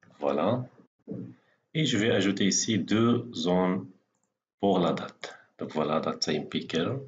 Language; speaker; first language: French; non-native, local second language; Arabic